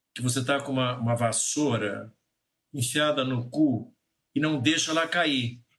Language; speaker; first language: Portuguese; native; Portuguese